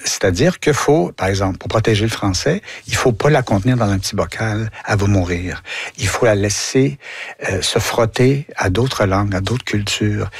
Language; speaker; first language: French; native; French